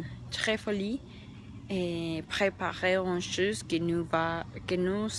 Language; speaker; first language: French; non-native, learner; Spanish